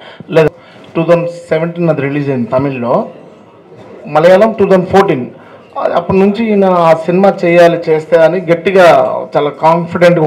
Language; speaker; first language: Telugu; native; Telugu